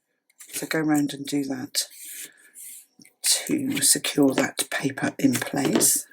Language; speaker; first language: English; native; English